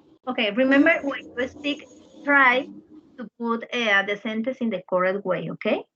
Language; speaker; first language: English; non-native, fluent; Spanish